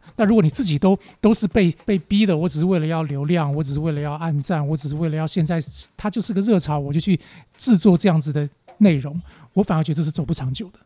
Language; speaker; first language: Chinese; native; Chinese